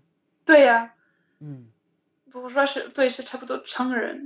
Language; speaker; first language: Chinese; non-native, learner; French